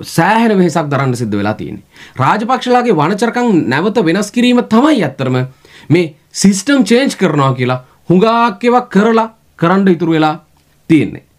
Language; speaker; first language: Sinhala; native; Sinhala